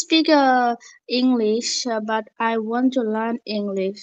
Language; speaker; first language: English; non-native, learner; Bangla